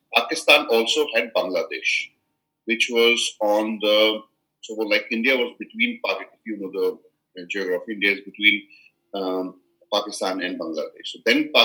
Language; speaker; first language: English; non-native, local second language; Kashmiri